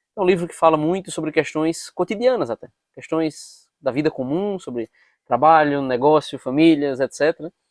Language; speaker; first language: Portuguese; native; Portuguese